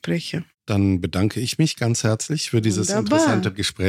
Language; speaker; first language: German; native; German